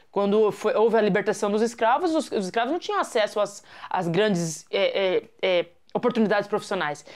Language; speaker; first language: Portuguese; native; Portuguese